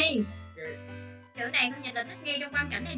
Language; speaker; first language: Vietnamese; native; Vietnamese